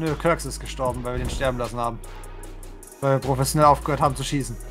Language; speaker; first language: German; native; German